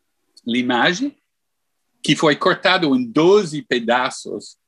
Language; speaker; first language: Portuguese; non-native, fluent; English